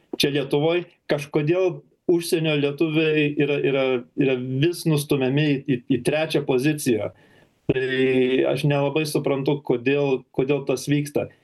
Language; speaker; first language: Lithuanian; early bilingual, heritage; Lithuanian